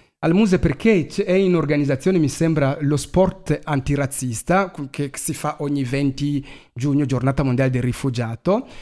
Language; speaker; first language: Italian; non-native, fluent; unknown